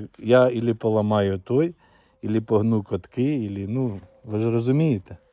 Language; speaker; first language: Ukrainian; native; Ukrainian